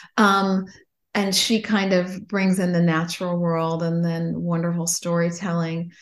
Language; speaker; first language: English; native; English